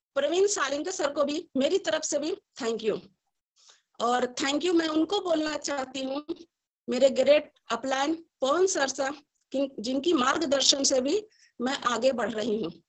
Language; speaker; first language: Hindi; native; Hindi